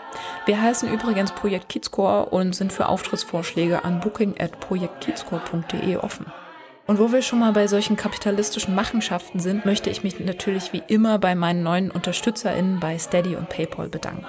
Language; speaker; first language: German; native; German